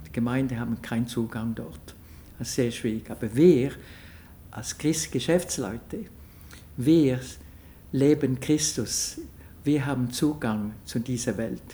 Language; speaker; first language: German; non-native, local second language; French